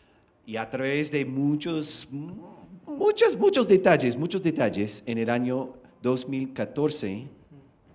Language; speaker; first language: Spanish; non-native, fluent; English